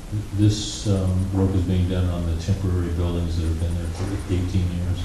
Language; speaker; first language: English; native; English